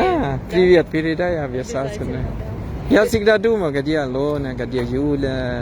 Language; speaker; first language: Russian; non-native, fluent; Thai